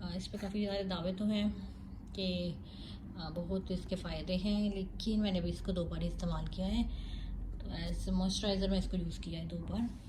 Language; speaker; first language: Urdu; native; Urdu